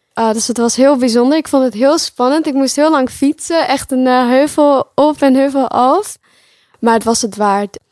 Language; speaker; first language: Dutch; early bilingual, other home language; Pashto